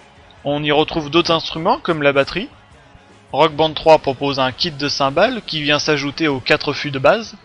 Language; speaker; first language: French; native; French